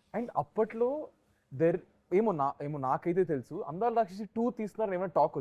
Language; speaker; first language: Telugu; native; Telugu